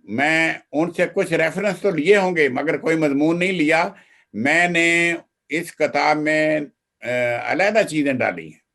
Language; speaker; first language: Urdu; non-native, local second language; Punjabi